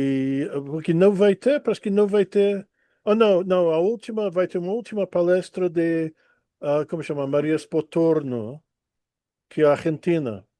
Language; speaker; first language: Portuguese; non-native, fluent; English